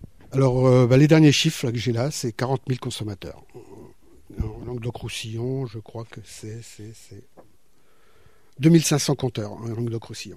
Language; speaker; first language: French; native; French